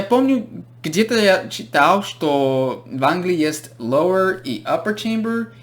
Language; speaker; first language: Russian; non-native, fluent; English